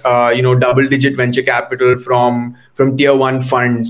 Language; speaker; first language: English; non-native, local second language; Hindi